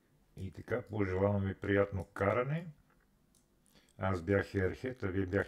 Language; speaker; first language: Bulgarian; native; Bulgarian